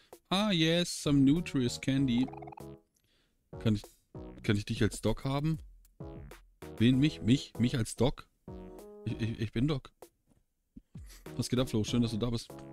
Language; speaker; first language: German; native; German